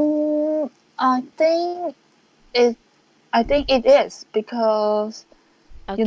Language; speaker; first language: English; non-native, learner; Chinese